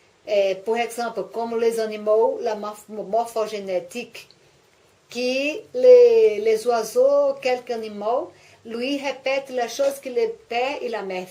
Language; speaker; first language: French; non-native, learner; Portuguese